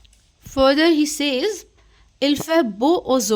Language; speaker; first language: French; non-native, fluent; Hindi